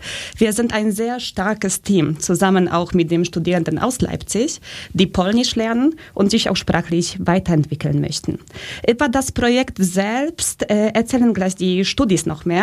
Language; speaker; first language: German; early bilingual, other home language; Polish